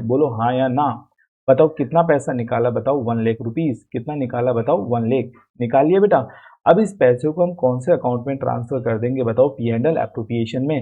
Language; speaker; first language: Hindi; native; Hindi